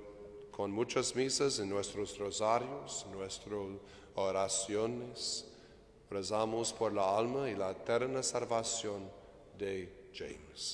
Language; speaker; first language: Spanish; non-native, fluent; English